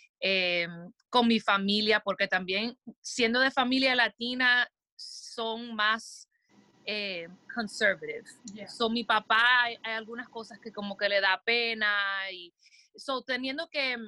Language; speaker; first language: Spanish; early bilingual, heritage; Spanish